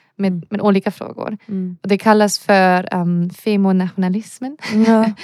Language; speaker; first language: Swedish; non-native, fluent; German